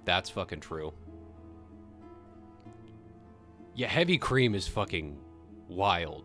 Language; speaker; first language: English; native; English